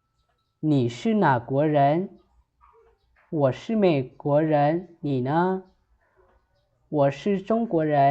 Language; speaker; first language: Chinese; non-native, fluent; Lao